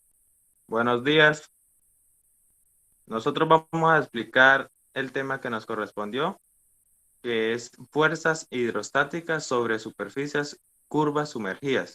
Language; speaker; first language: Spanish; native; Spanish